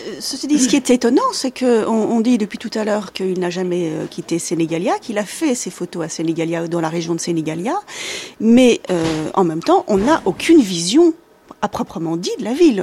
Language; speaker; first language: French; native; French